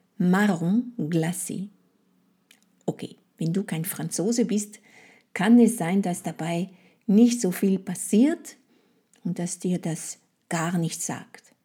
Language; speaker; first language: German; non-native, fluent; French